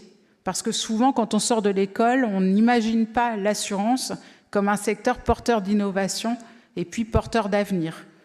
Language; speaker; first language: French; native; French